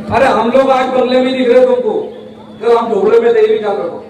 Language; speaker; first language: Hindi; non-native, local second language; Marathi